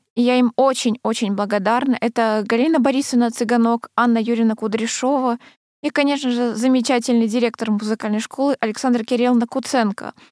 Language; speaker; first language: Russian; native; Russian